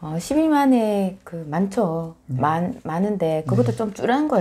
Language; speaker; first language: Korean; native; Korean